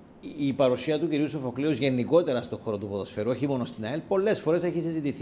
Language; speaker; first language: Greek; native; Greek